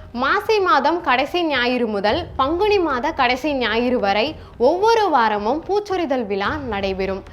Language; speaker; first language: Tamil; native; Tamil